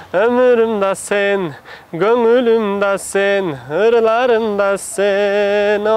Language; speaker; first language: Kyrgyz; non-native, fluent; Turkish